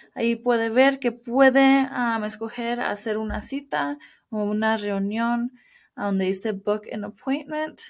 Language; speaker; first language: Spanish; early bilingual, heritage; Spanish